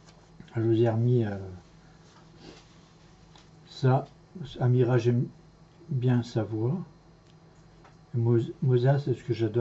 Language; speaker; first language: French; native; French